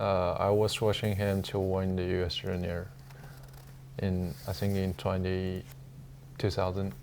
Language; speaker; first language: English; non-native, learner; Chinese